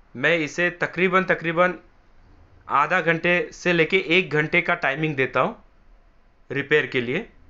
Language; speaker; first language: Hindi; non-native, local second language; Marathi